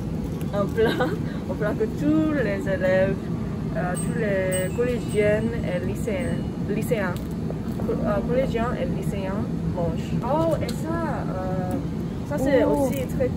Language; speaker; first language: French; non-native, learner; English